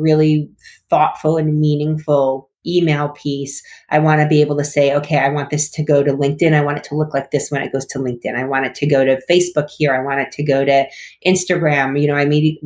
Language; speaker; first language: English; native; English